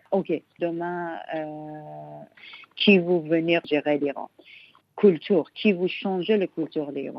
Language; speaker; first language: French; non-native, learner; Persian